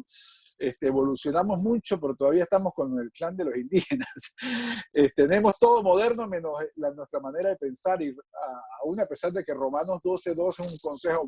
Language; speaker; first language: Spanish; native; Spanish